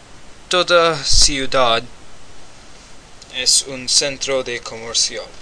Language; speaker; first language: Spanish; non-native, learner; English